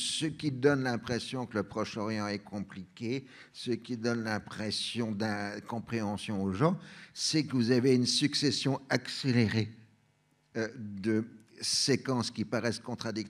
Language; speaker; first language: French; native; French